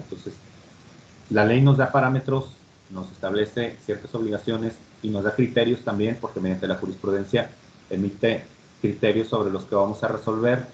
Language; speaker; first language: Spanish; native; Spanish